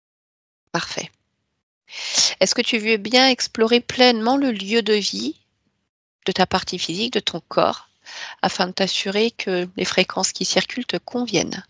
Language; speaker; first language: French; native; French